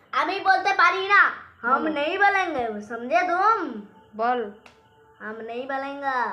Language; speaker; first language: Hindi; non-native, local second language; Bangla